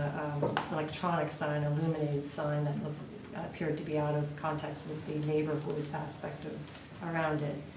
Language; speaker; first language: English; native; English